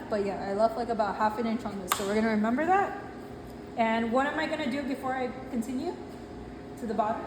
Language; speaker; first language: English; native; English